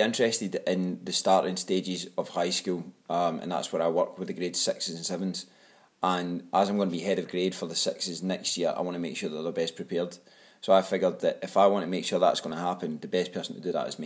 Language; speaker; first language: English; native; English